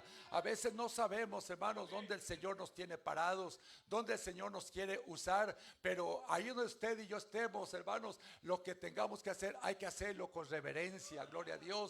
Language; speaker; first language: Spanish; native; Spanish